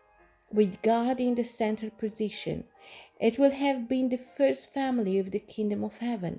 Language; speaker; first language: English; non-native, fluent; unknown